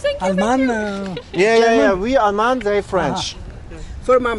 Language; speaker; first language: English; non-native, learner; German